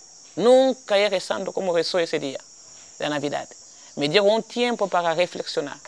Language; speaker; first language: Spanish; non-native, fluent; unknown